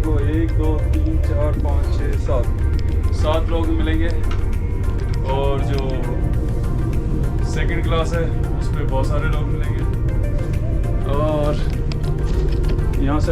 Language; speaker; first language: Hindi; native; Hindi